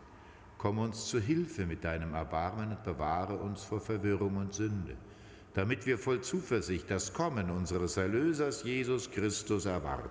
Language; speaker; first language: German; native; German